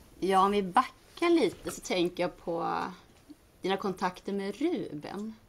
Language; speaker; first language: Swedish; native; Swedish